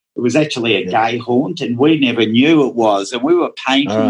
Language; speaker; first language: English; non-native, local second language; Dutch